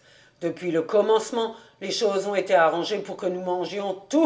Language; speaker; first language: French; native; French